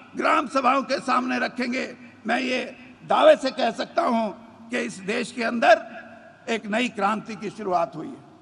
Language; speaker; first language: Hindi; native; Hindi